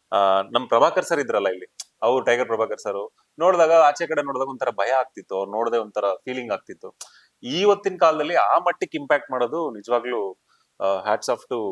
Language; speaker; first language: Kannada; native; Kannada